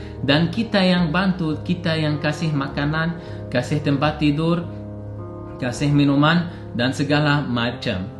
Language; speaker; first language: Indonesian; non-native, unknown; Arabic